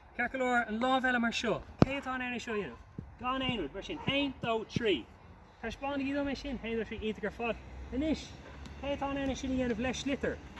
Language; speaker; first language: Irish; non-native, local second language; English